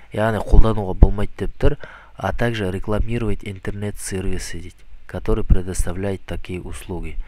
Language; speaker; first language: Russian; non-native, local second language; Kazakh